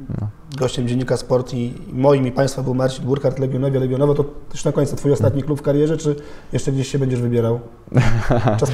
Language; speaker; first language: Polish; native; Polish